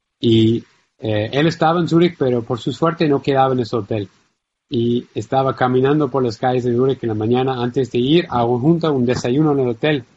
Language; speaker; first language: Spanish; non-native, fluent; English